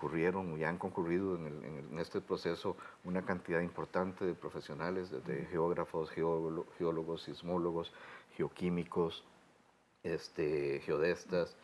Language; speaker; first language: Spanish; native; Spanish